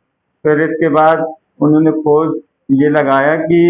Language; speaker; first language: Hindi; native; Hindi